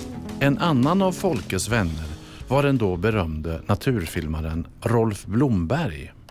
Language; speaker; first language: Swedish; native; Swedish